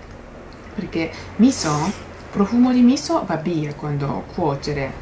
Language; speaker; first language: Italian; non-native, learner; Japanese